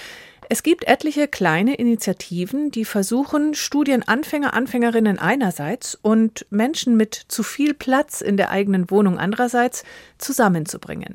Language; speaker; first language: German; native; German